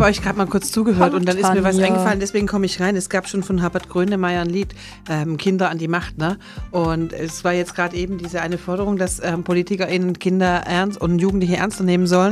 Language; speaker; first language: German; native; German